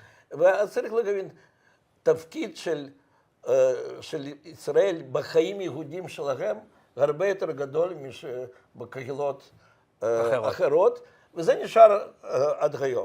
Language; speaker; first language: Hebrew; non-native, fluent; Russian